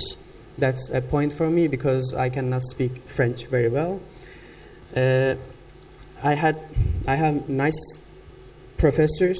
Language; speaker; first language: English; non-native, fluent; Turkish